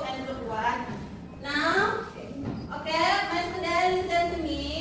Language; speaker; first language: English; non-native, learner; Indonesian